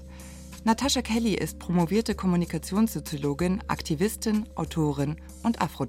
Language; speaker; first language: German; native; German